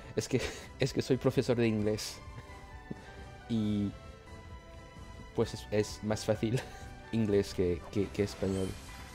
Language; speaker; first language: Spanish; non-native, learner; French